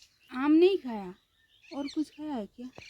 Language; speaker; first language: Hindi; non-native, local second language; Bangla